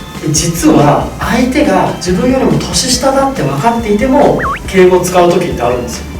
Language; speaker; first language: Japanese; native; Japanese